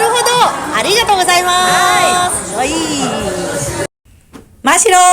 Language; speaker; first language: Japanese; non-native, learner; Filipino